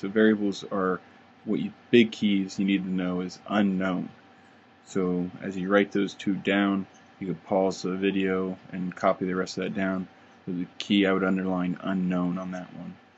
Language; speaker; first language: English; native; English